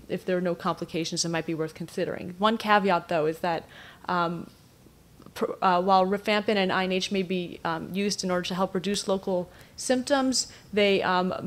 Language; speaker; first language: English; native; English